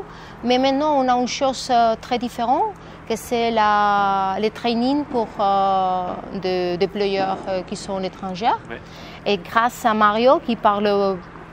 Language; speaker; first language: French; non-native, fluent; Spanish